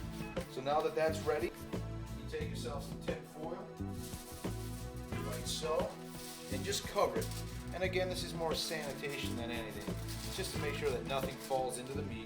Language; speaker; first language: English; native; English